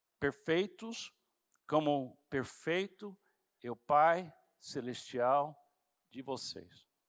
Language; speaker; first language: Portuguese; non-native, fluent; English